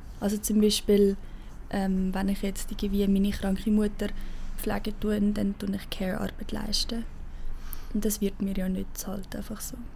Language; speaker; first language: German; native; German